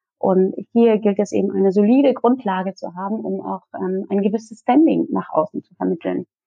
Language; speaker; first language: German; early bilingual, other home language; Russian